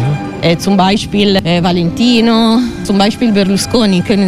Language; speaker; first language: German; non-native, learner; Italian